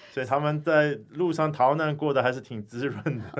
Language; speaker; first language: Chinese; early bilingual, heritage; Chinese